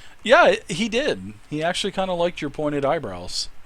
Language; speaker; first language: English; native; English